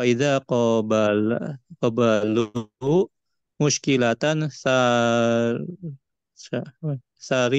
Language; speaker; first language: Arabic; non-native, learner; Indonesian